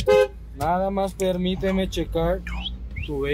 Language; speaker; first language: Spanish; native; Spanish